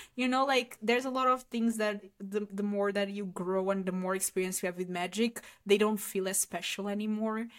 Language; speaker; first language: English; non-native, fluent; Portuguese